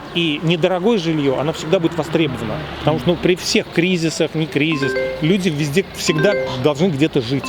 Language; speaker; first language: Russian; native; Russian